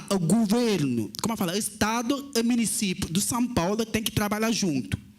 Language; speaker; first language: Portuguese; non-native, learner; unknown